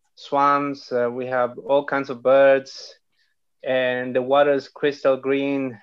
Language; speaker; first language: English; non-native, fluent; Spanish